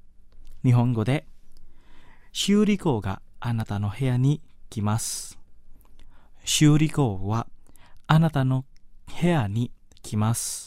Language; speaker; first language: Japanese; non-native, fluent; Indonesian